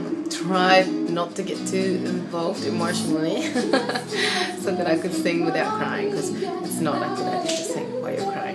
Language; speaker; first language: English; early bilingual, other home language; Japanese